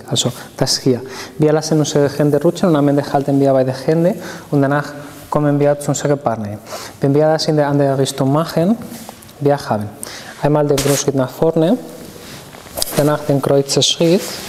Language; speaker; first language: German; non-native, fluent; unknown